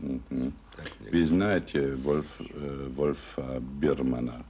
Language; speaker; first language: Russian; non-native, learner; German